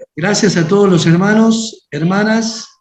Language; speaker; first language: Spanish; native; Spanish